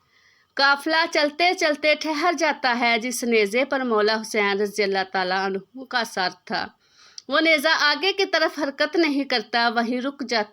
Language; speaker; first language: Urdu; native; Urdu